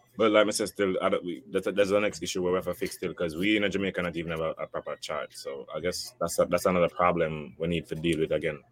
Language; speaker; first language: English; native; English